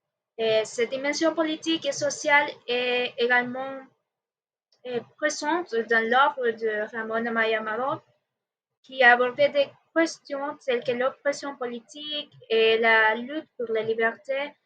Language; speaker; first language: French; non-native, learner; Spanish